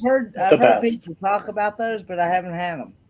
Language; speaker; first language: English; native; English